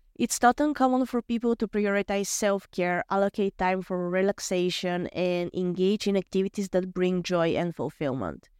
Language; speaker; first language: English; non-native, fluent; Bulgarian